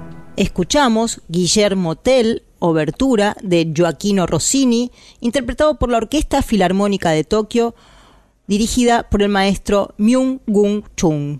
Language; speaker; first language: Spanish; native; Spanish